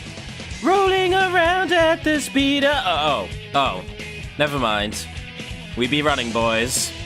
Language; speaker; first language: English; native; English